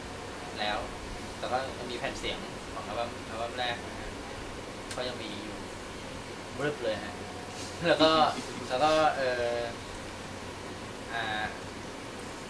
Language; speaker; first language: Thai; native; Thai